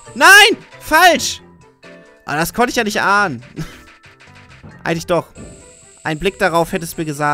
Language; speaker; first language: German; native; German